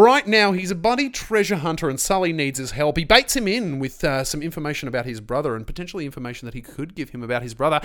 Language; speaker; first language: English; native; English